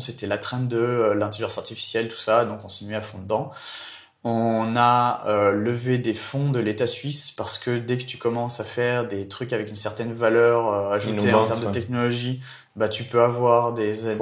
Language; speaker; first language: French; native; French